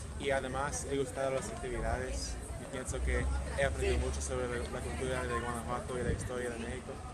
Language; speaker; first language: Spanish; early bilingual, heritage; English